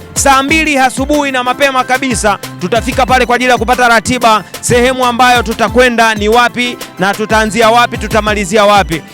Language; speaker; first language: Swahili; native; Swahili